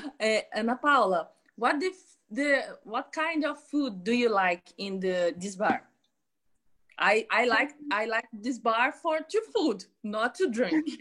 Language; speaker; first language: English; non-native, learner; Portuguese